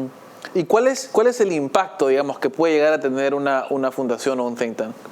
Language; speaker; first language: Spanish; native; Spanish